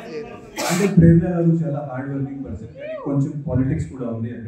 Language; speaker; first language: Telugu; non-native, fluent; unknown